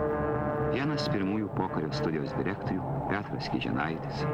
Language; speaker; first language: Lithuanian; native; Lithuanian